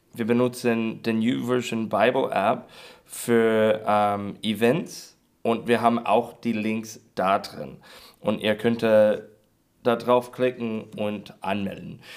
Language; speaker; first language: German; non-native, learner; English